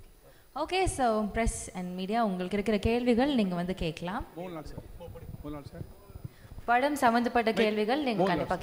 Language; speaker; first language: Tamil; native; Tamil